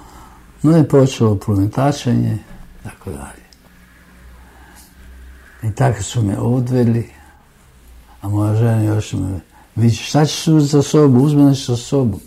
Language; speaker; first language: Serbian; non-native, fluent; German